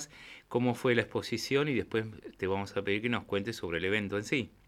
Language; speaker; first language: Spanish; native; Spanish